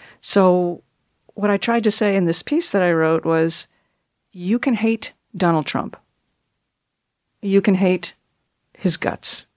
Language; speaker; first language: English; native; English